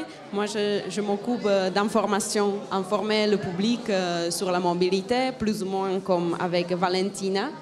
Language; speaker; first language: French; non-native, fluent; Czech